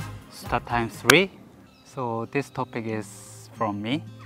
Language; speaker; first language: English; non-native, learner; Korean